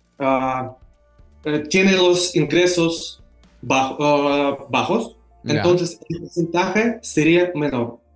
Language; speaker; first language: Spanish; non-native, learner; Russian